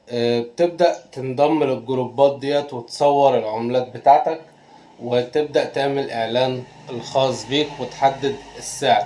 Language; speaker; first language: Arabic; native; Arabic